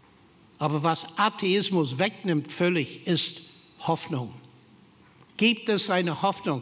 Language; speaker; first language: German; non-native, fluent; English